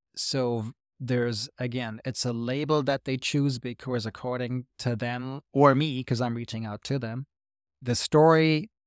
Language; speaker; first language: English; non-native, fluent; German